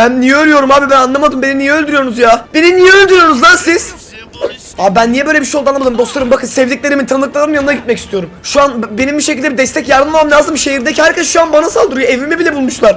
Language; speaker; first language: Turkish; native; Turkish